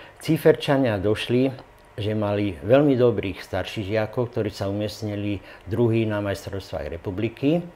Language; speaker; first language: Slovak; native; Slovak